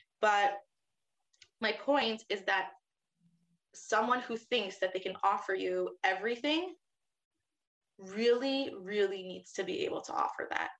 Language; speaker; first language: English; native; English